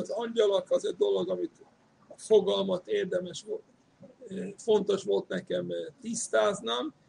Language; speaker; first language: Hungarian; non-native, fluent; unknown